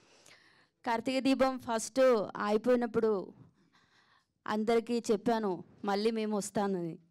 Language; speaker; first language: Telugu; non-native, learner; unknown